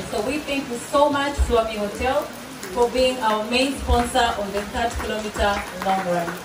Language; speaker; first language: English; non-native, local second language; Swahili